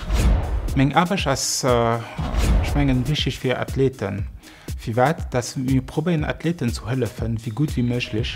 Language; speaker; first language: German; non-native, local second language; Luxembourgish